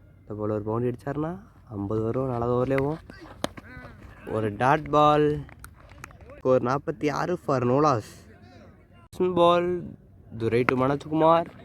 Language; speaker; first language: Tamil; native; Tamil